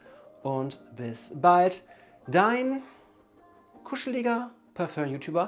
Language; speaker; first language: German; native; German